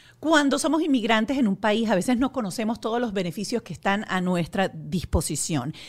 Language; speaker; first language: Spanish; native; Spanish